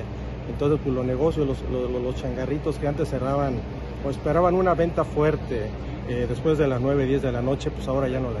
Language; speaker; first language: Spanish; native; Spanish